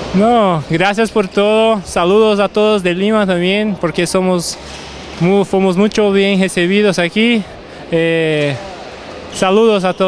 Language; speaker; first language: Spanish; non-native, fluent; Portuguese